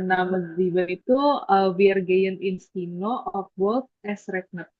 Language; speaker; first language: German; non-native, learner; Indonesian